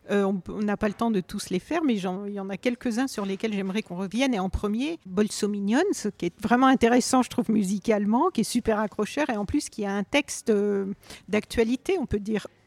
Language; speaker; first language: French; native; French